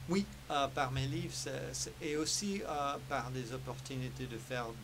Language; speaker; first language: French; early bilingual, heritage; French